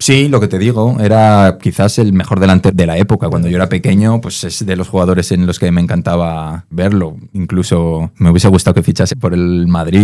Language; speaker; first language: Spanish; native; Spanish